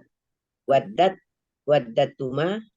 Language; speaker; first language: Arabic; non-native, learner; Indonesian